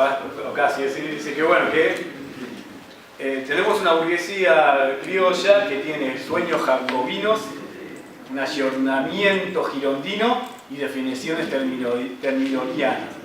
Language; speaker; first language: Spanish; native; Spanish